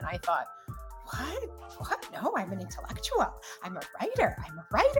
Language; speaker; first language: English; early bilingual, other home language; Russian